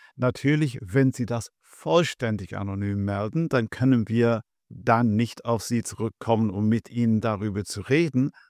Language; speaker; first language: German; non-native, fluent; English